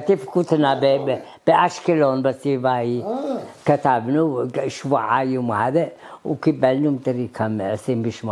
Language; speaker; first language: Hebrew; early bilingual, other home language; Arabic